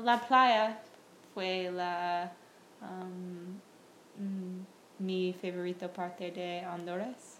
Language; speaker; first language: Spanish; non-native, learner; English